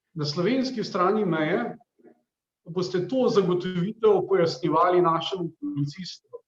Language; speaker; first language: Slovenian; native; Slovenian